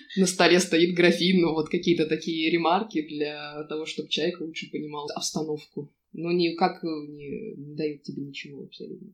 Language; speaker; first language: Russian; native; Russian